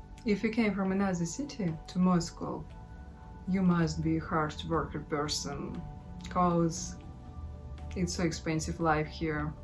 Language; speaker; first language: English; non-native, learner; Russian